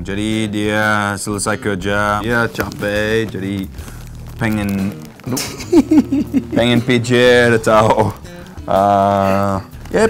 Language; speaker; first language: Indonesian; non-native, learner; English